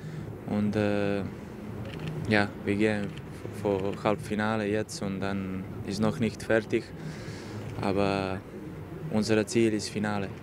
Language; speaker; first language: German; non-native, learner; Serbian